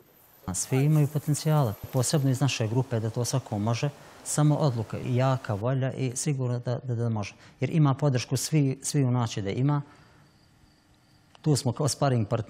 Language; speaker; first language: Croatian; native; Croatian